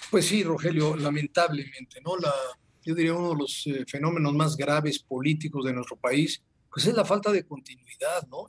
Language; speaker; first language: Spanish; native; Spanish